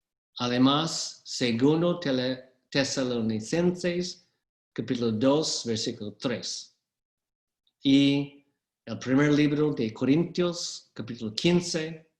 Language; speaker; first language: Spanish; non-native, fluent; English